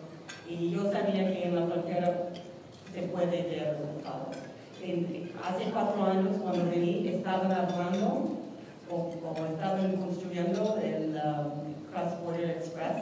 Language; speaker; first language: Spanish; non-native, fluent; English